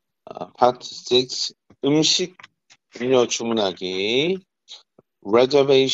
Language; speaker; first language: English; non-native, learner; Korean